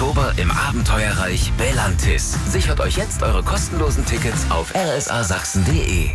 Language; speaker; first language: German; native; German